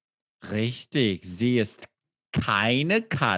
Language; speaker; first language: German; non-native, fluent; English